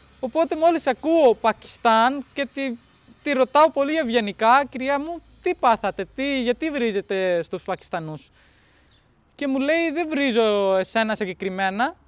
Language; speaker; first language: Greek; non-native, fluent; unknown